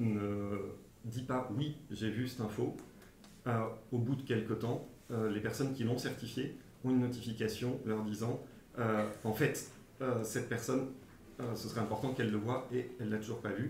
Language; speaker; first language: French; native; French